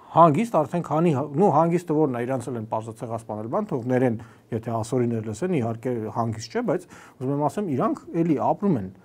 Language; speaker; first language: Armenian; native; Armenian